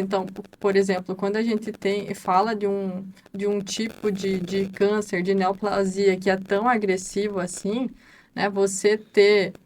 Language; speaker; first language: Portuguese; native; Portuguese